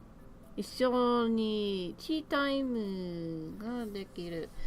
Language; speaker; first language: Japanese; non-native, learner; English